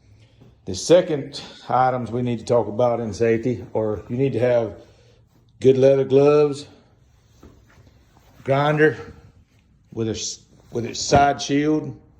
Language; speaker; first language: English; native; English